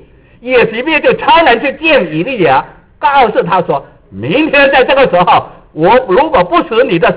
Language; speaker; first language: Chinese; native; Chinese